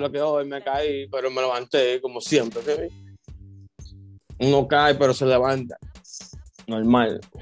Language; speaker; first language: Spanish; early bilingual, heritage; Spanish